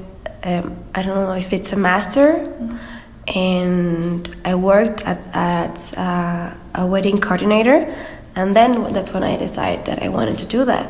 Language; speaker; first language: English; non-native, fluent; Spanish